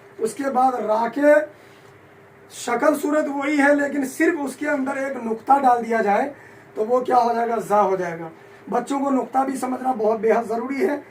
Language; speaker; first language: Hindi; native; Hindi